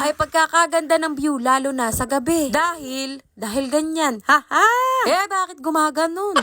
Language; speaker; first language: Filipino; native; Filipino